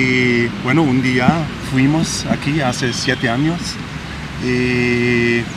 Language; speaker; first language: Spanish; non-native, learner; German